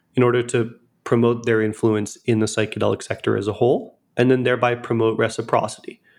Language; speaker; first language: English; native; English